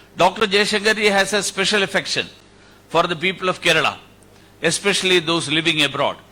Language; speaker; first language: English; non-native, local second language; Malayalam